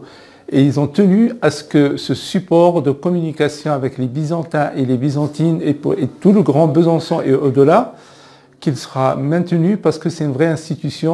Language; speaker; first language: French; native; French